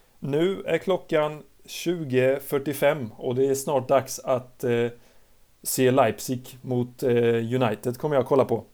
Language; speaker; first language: Swedish; native; Swedish